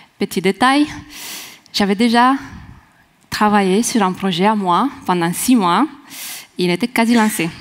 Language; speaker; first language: French; non-native, fluent; Romanian